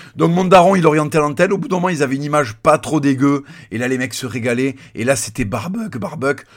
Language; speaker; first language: French; native; French